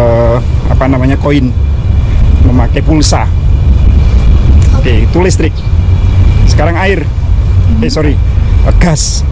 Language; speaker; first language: Indonesian; native; Indonesian